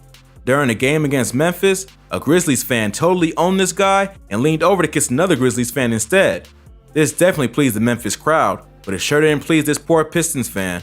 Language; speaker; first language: English; native; English